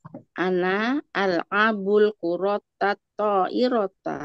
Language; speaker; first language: Arabic; non-native, learner; Indonesian